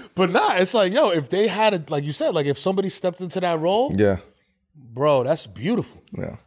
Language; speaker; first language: English; native; English